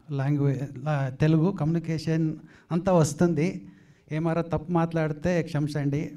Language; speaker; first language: Telugu; non-native, learner; Kannada